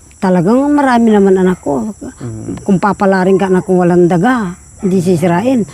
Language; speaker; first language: Filipino; native; Filipino